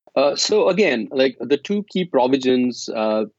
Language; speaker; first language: English; non-native, local second language; Kashmiri